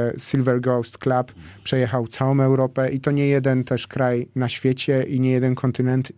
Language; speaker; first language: Polish; native; Polish